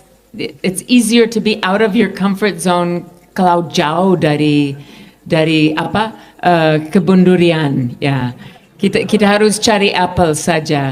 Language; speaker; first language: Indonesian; non-native, fluent; English